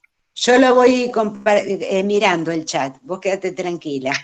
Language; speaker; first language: Spanish; native; Spanish